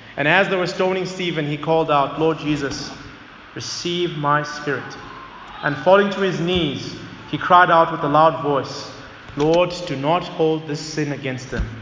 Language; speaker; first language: English; non-native, local second language; Zulu